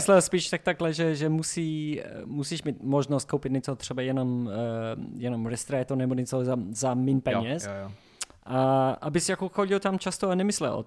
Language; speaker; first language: Czech; non-native, learner; English